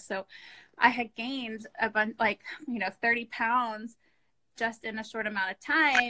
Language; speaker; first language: English; native; English